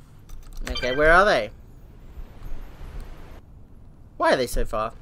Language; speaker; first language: English; native; English